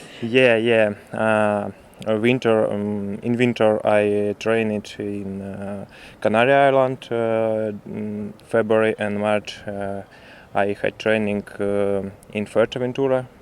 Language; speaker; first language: English; non-native, learner; Russian